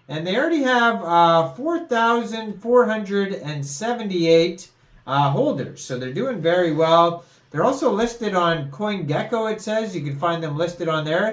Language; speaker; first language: English; native; English